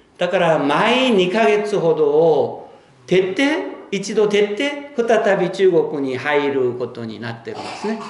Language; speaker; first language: Japanese; non-native, fluent; Korean